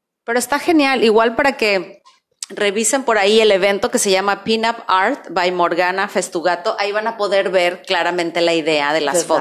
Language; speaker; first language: Spanish; native; Spanish